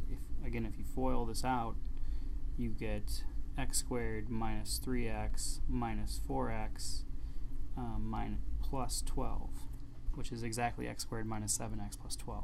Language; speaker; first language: English; native; English